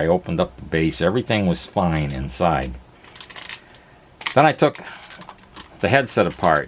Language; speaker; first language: English; native; English